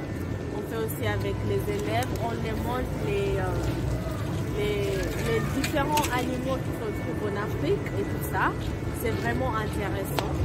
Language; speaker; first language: French; non-native, fluent; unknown